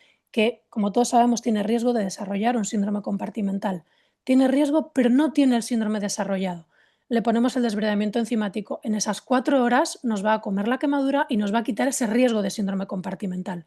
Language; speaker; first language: Spanish; native; Spanish